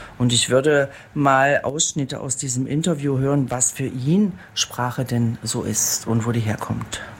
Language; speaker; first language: German; native; German